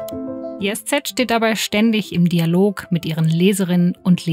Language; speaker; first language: German; native; German